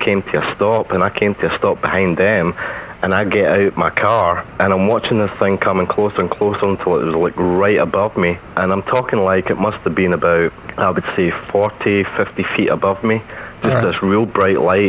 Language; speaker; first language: English; native; English